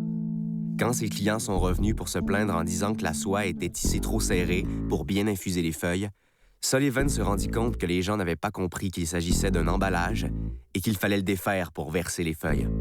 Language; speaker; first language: French; native; French